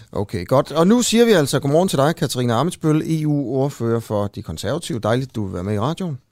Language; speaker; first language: Danish; native; Danish